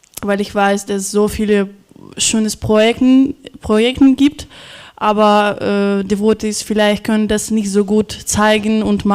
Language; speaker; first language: German; non-native, learner; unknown